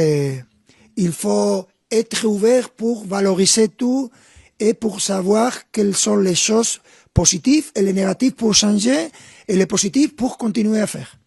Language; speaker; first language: French; non-native, fluent; Spanish